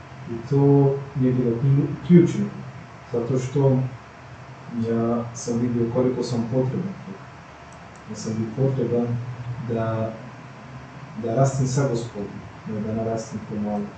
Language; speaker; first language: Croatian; non-native, fluent; Portuguese